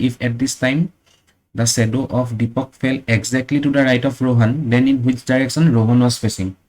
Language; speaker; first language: English; non-native, local second language; Assamese